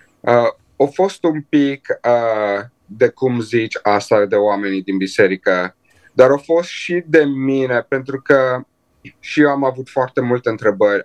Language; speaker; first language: Romanian; early bilingual, heritage; Romanian